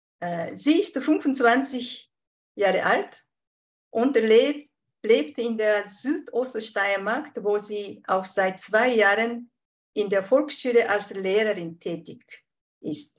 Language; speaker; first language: German; non-native, fluent; Japanese